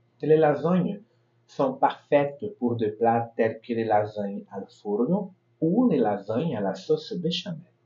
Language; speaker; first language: French; non-native, fluent; Portuguese